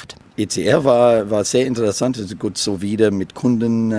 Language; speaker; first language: German; non-native, learner; English